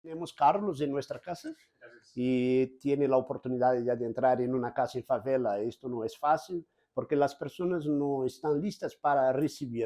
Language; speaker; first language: Spanish; non-native, fluent; Portuguese